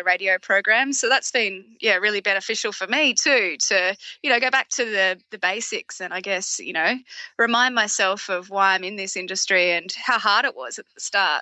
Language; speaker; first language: English; native; English